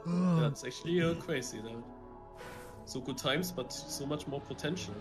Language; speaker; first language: English; non-native, learner; German